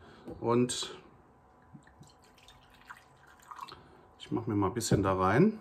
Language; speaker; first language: German; native; German